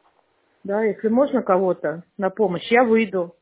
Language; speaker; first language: Russian; native; Russian